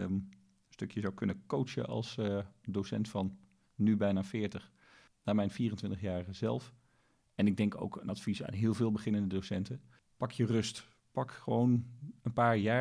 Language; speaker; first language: Dutch; native; Dutch